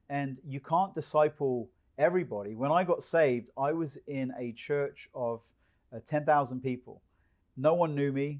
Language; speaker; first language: English; native; English